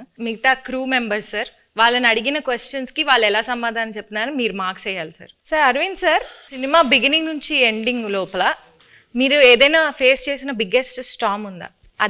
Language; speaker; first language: Telugu; native; Telugu